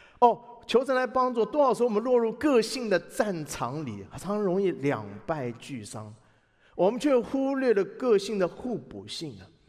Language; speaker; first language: Chinese; native; Chinese